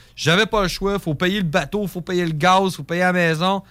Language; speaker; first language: French; native; French